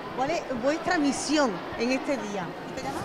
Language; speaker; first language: Spanish; native; Spanish